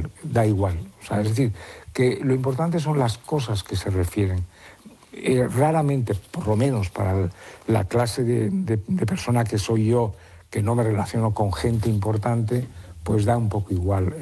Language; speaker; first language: Spanish; native; Spanish